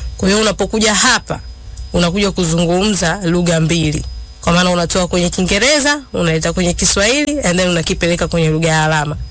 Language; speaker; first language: Swahili; non-native, local second language; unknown